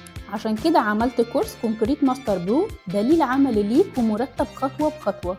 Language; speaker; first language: Arabic; native; Arabic